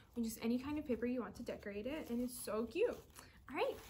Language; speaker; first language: English; native; English